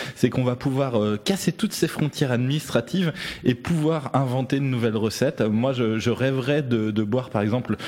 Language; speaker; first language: French; native; French